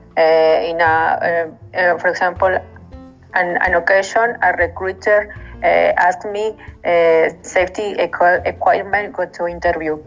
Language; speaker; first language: English; non-native, learner; Spanish